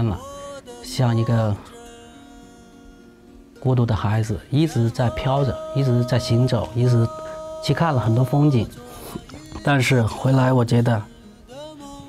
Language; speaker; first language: Chinese; non-native, local second language; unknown